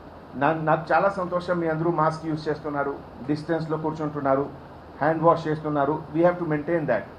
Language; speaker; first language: Telugu; non-native, fluent; Hindi